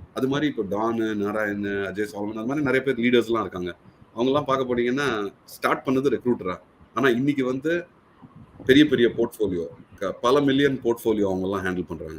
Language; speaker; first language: Tamil; native; Tamil